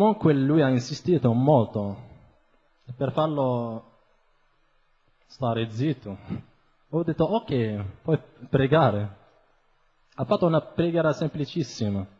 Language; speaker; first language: Italian; non-native, fluent; Arabic